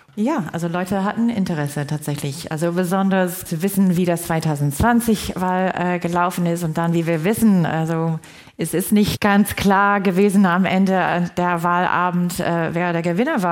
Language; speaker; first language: German; non-native, fluent; English